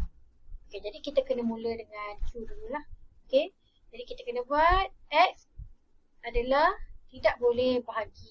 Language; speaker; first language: Malay; native; Malay